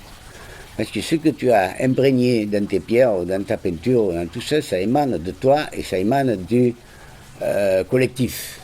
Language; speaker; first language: French; non-native, fluent; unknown